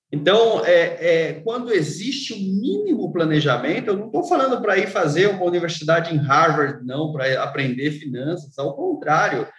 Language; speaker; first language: Portuguese; native; Portuguese